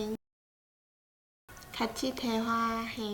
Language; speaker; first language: Korean; non-native, learner; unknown